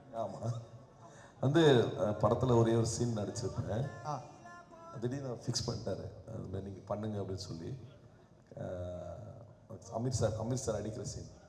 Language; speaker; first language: Tamil; native; Tamil